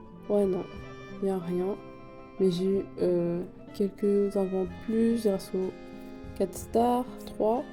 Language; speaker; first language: French; native; French